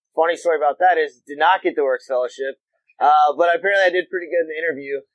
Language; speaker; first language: English; native; English